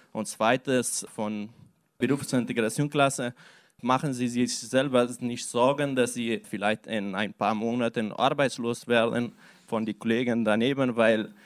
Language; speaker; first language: German; non-native, learner; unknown